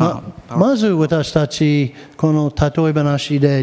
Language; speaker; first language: Japanese; non-native, fluent; English